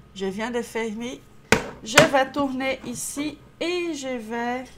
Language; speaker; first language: French; non-native, fluent; Portuguese